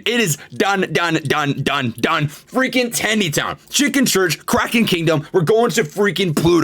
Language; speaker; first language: English; native; English